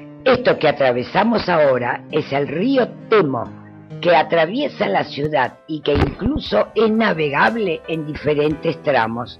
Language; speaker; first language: Spanish; native; Spanish